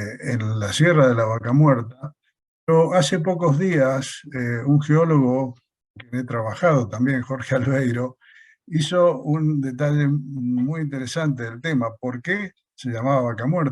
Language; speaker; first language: Spanish; native; Spanish